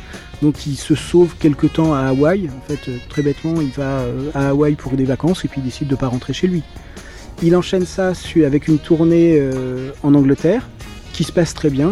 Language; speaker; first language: French; native; French